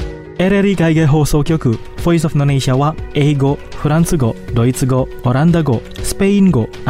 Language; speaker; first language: Japanese; non-native, fluent; Indonesian